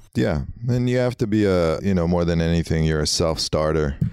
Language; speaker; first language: English; early bilingual, other home language; Armenian